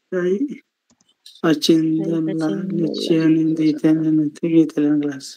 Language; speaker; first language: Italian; non-native, learner; Bangla